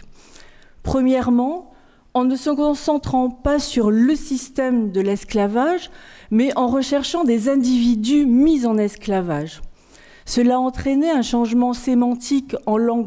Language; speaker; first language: French; native; French